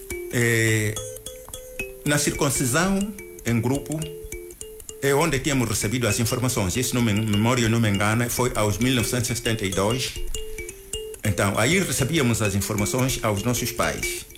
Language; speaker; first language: Portuguese; non-native, local second language; Kongo